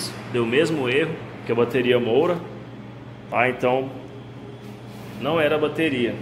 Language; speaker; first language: Portuguese; native; Portuguese